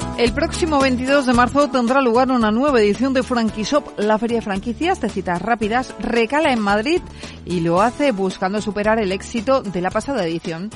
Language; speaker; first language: Spanish; native; Spanish